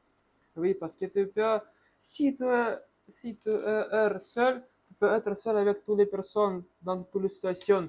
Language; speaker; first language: French; non-native, learner; Russian